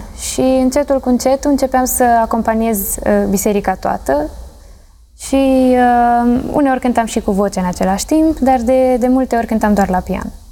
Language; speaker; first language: Romanian; early bilingual, heritage; Romanian